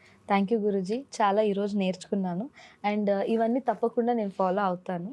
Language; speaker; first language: Telugu; non-native, local second language; Kannada